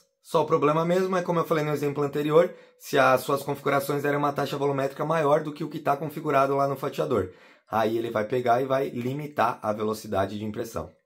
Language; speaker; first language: Portuguese; native; Portuguese